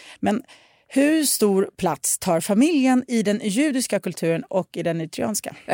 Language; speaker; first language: Swedish; early bilingual, other home language; Russian